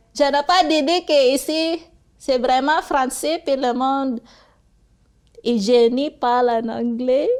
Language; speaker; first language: French; non-native, learner; Cebuano